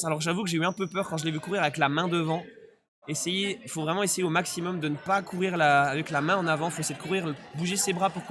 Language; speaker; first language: French; native; French